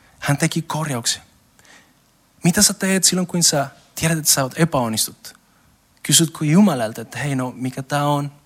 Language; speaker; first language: Finnish; non-native, learner; Spanish